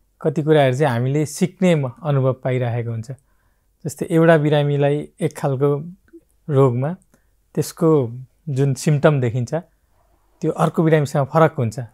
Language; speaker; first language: Nepali; native; Nepali